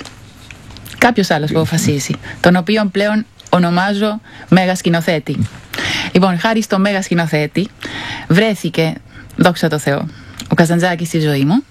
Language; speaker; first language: Greek; non-native, fluent; Spanish